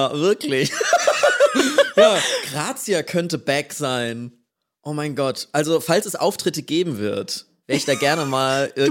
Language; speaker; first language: German; native; German